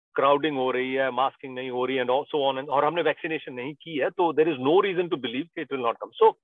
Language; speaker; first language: Hindi; native; Hindi